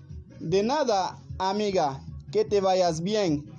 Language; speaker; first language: Spanish; non-native, learner; Haitian Creole